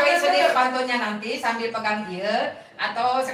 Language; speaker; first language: Indonesian; native; Indonesian